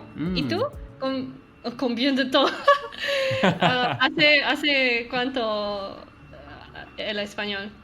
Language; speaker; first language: Spanish; non-native, learner; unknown